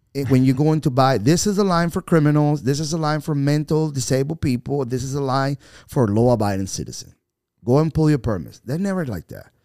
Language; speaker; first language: English; non-native, fluent; Spanish